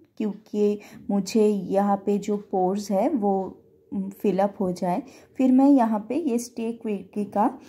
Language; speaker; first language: Hindi; non-native, local second language; Bangla